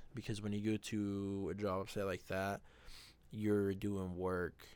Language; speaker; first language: English; non-native, fluent; Spanish